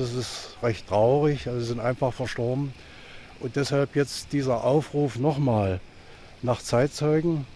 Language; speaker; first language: German; native; German